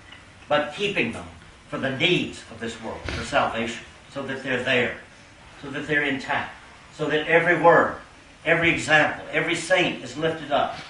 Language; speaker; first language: English; native; English